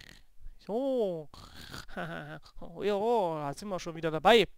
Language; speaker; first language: German; native; German